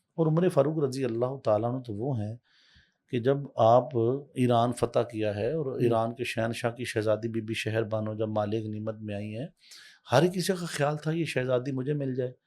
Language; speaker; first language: Urdu; native; Urdu